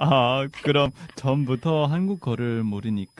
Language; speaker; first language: Korean; non-native, fluent; Vietnamese